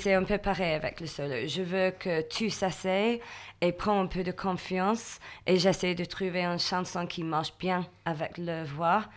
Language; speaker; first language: French; non-native, learner; English